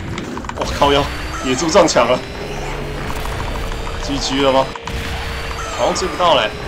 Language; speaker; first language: Chinese; native; Chinese